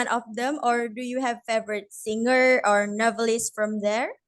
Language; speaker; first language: English; non-native, learner; Indonesian